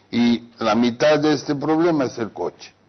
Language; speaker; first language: Spanish; non-native, fluent; Portuguese